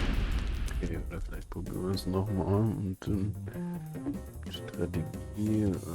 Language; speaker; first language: German; native; German